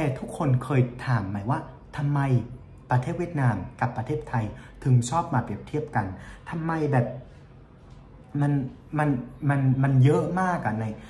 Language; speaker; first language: Thai; non-native, fluent; Vietnamese